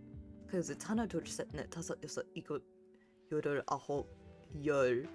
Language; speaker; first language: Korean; non-native, learner; English